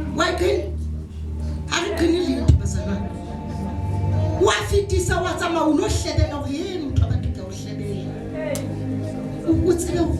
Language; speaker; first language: Zulu; non-native, local second language; Southern Sotho